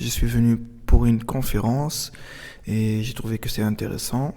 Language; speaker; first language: French; non-native, local second language; Arabic